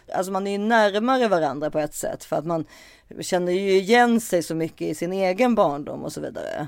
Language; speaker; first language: Swedish; early bilingual, other home language; French